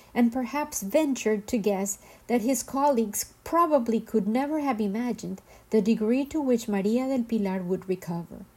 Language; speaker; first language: English; non-native, fluent; Spanish